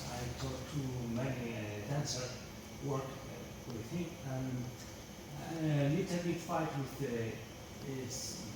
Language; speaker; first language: English; non-native, learner; Spanish